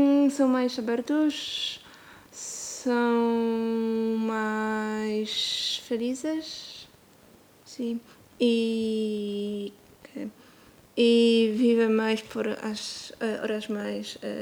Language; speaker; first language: Portuguese; non-native, learner; Polish